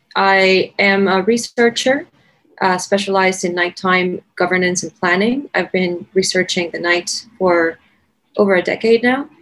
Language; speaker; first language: English; non-native, fluent; Spanish